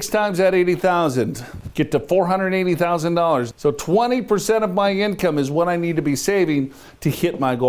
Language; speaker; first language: English; native; English